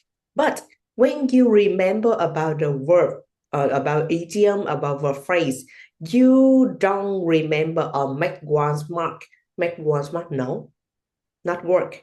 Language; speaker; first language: English; non-native, learner; Vietnamese